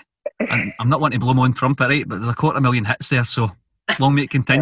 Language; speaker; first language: English; native; English